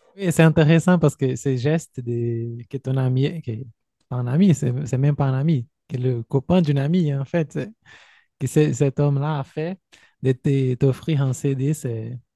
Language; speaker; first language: French; non-native, fluent; Portuguese